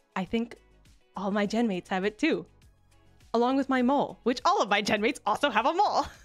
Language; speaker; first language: English; native; English